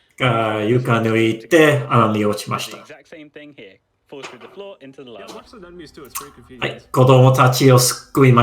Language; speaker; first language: Japanese; non-native, fluent; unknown